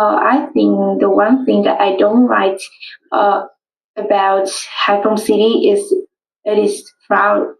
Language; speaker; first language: English; non-native, learner; Vietnamese